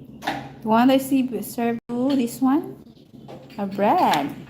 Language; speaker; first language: English; non-native, learner; Cebuano